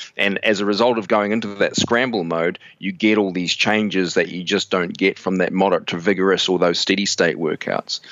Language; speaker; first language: English; native; English